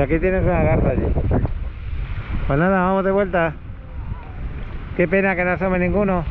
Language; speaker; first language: Spanish; native; Spanish